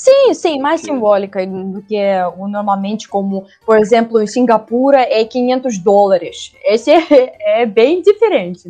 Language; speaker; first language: Portuguese; non-native, learner; Russian